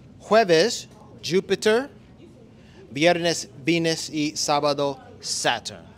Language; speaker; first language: Spanish; non-native, learner; English